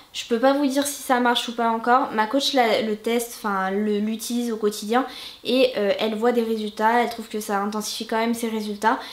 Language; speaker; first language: French; native; French